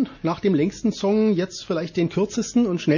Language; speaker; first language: German; native; German